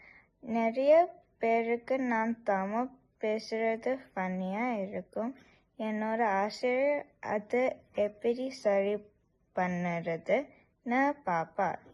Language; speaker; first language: Tamil; early bilingual, heritage; Tamil